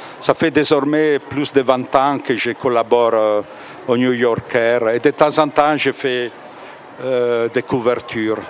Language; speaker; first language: French; non-native, fluent; Italian